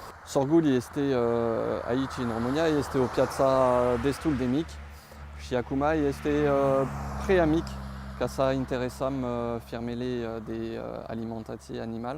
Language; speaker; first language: Romanian; non-native, fluent; French